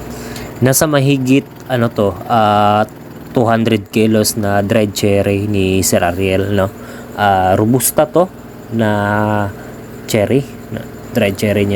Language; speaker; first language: Filipino; non-native, local second language; Cebuano